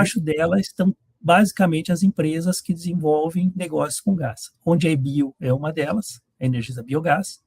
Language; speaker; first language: Portuguese; native; Portuguese